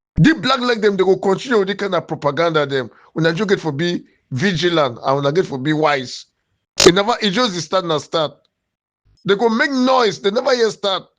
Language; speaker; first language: Nigerian Pidgin; native; Nigerian Pidgin